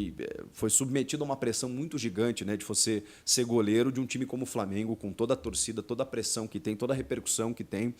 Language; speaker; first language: Portuguese; native; Portuguese